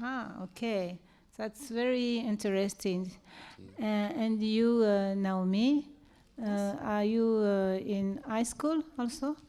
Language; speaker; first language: English; non-native, learner; French